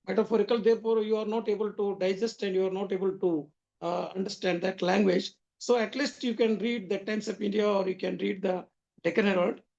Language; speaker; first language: English; non-native, local second language; Kannada